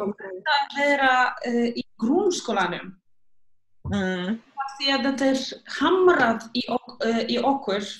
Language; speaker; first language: Icelandic; non-native, fluent; Polish